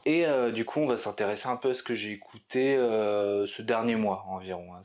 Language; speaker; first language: French; native; French